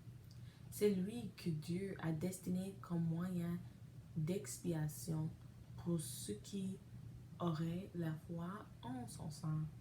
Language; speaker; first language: French; non-native, learner; English